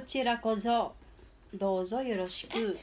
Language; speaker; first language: Japanese; non-native, fluent; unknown